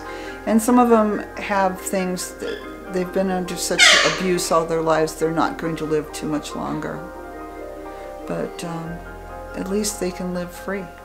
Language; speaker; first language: English; native; English